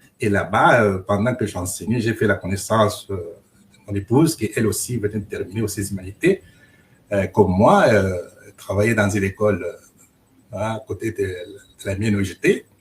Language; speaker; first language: French; non-native, local second language; Luba-Lulua